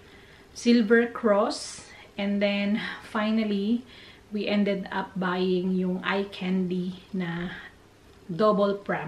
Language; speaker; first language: Filipino; native; Filipino